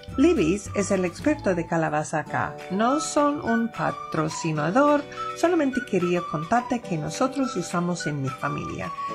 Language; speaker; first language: Spanish; non-native, fluent; English